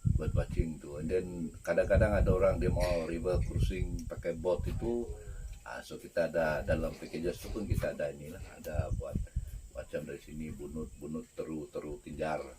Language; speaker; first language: Malay; non-native, local second language; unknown